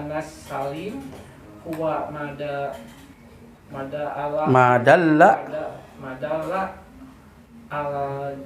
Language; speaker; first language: Arabic; non-native, learner; Indonesian